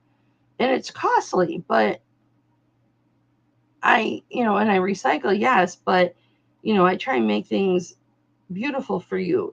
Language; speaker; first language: English; native; English